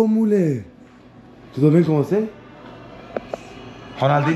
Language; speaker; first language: Portuguese; non-native, learner; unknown